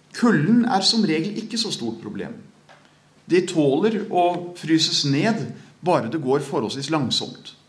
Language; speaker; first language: Norwegian; native; Norwegian